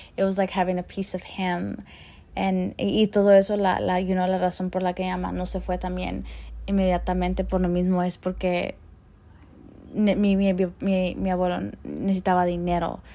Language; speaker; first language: Spanish; early bilingual, heritage; Spanish